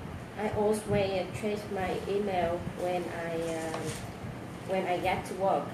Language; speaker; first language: English; non-native, learner; Vietnamese